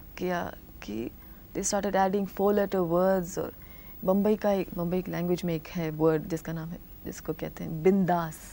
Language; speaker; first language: Hindi; non-native, local second language; Telugu